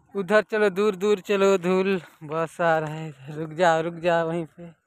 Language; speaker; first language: Hindi; native; Hindi